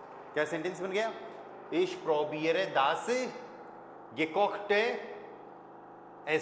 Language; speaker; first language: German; non-native, fluent; Hindi